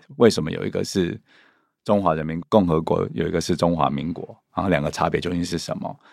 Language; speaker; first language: Chinese; native; Chinese